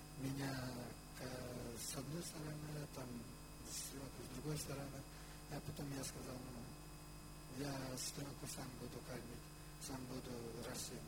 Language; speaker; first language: Russian; non-native, local second language; Kyrgyz